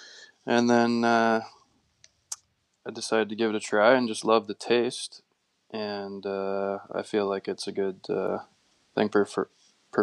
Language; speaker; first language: English; native; English